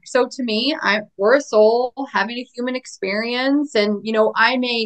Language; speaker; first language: English; native; English